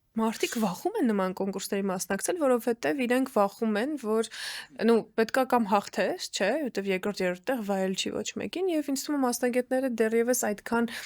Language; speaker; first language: Armenian; early bilingual, heritage; Armenian